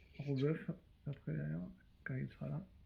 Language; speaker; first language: French; native; French